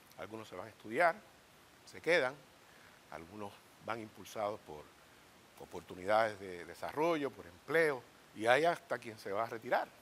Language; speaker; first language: Spanish; native; Spanish